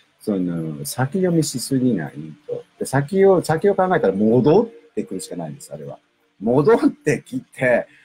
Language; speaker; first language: Japanese; native; Japanese